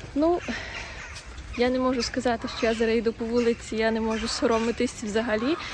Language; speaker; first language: Ukrainian; non-native, local second language; Russian